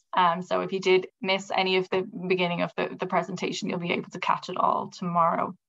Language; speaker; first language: English; native; English